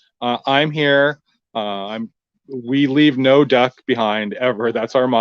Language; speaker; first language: English; native; English